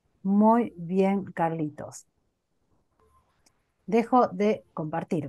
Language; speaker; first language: Spanish; native; Spanish